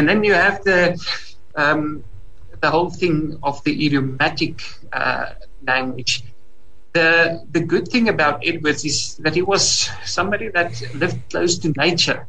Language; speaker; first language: English; non-native, local second language; Afrikaans